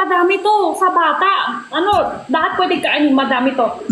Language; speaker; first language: Filipino; non-native, learner; Korean